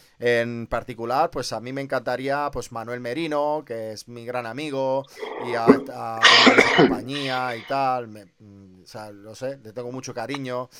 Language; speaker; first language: Spanish; native; Spanish